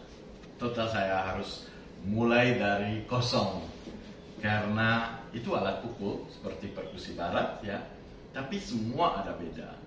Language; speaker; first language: Indonesian; non-native, fluent; French